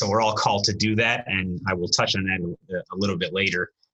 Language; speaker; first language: English; early bilingual, other home language; Romanian